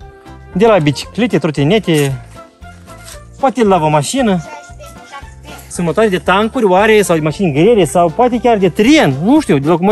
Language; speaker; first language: Romanian; native; Romanian